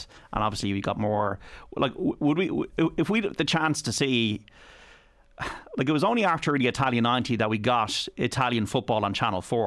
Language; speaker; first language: English; native; English